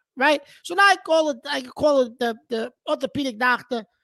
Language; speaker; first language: English; early bilingual, other home language; Italian